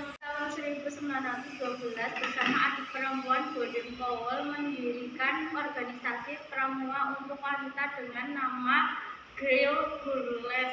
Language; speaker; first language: Indonesian; native; Indonesian